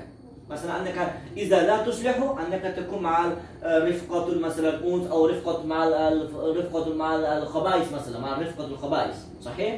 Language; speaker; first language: Arabic; non-native, learner; Uzbek